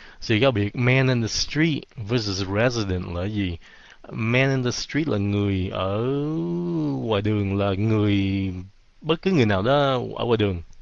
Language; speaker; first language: Vietnamese; early bilingual, heritage; Vietnamese